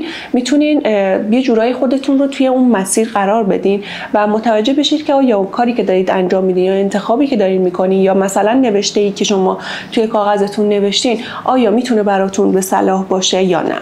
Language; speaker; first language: Persian; native; Persian